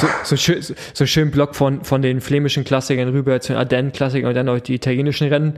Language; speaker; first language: German; native; German